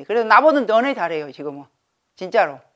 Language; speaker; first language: Korean; native; Korean